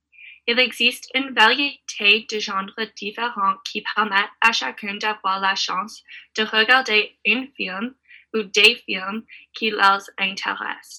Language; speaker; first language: French; non-native, learner; English